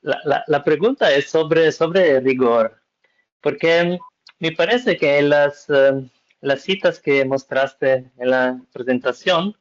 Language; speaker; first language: Spanish; non-native, fluent; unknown